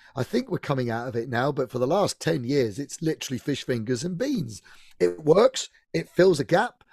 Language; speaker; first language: English; native; English